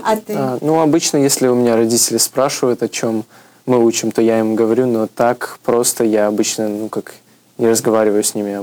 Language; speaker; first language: Russian; early bilingual, heritage; Russian